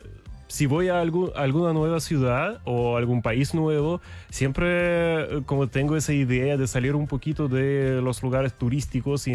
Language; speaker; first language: Spanish; non-native, fluent; Russian